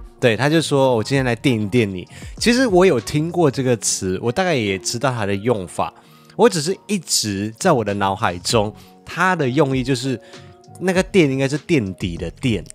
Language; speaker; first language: Chinese; native; Chinese